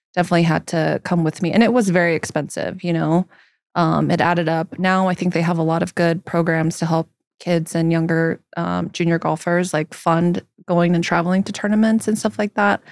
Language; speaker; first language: English; native; English